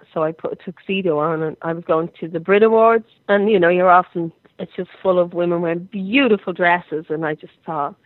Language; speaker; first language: English; native; English